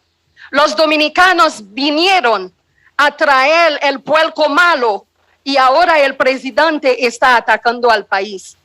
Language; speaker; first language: Spanish; non-native, fluent; Haitian Creole